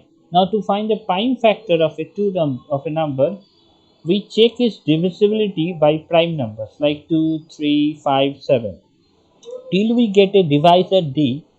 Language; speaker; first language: English; non-native, local second language; Bangla